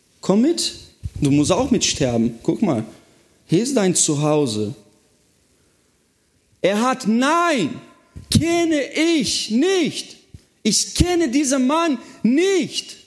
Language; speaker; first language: German; non-native, fluent; Portuguese